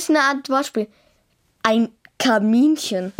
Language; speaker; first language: German; native; German